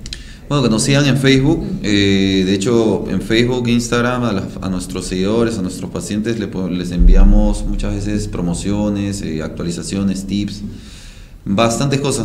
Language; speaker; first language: Spanish; native; Spanish